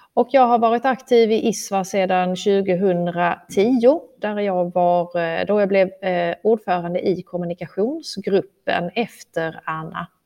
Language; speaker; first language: Swedish; native; Swedish